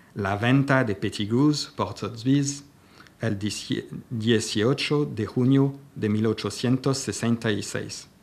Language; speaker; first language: Spanish; non-native, fluent; French